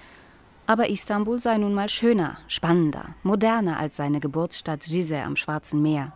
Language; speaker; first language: German; native; German